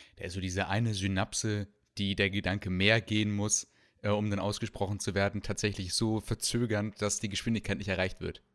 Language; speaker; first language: German; native; German